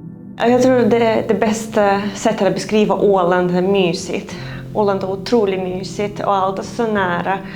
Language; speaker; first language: Swedish; non-native, fluent; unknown